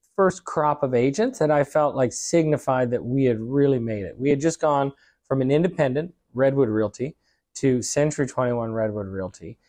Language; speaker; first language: English; native; English